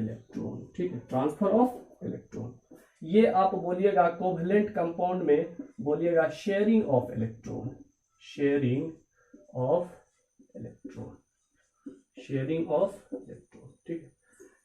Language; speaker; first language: Hindi; native; Hindi